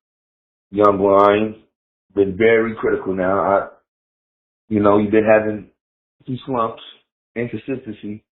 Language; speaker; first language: English; native; English